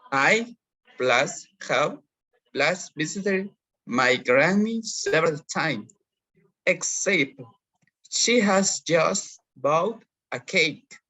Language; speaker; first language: English; non-native, learner; Spanish